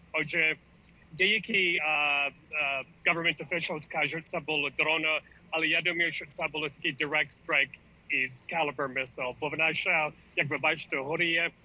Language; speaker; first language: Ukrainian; early bilingual, heritage; English